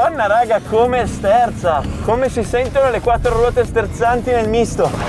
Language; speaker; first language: Italian; native; Italian